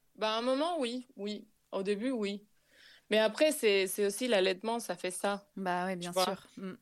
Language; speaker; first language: French; non-native, fluent; Spanish